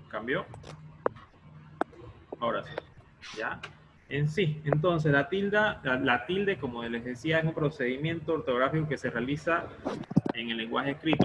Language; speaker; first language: Spanish; native; Spanish